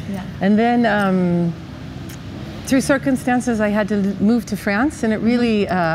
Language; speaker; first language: English; native; English